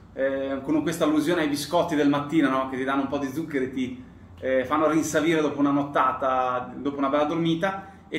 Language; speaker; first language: Italian; native; Italian